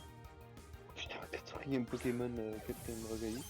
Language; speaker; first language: French; native; French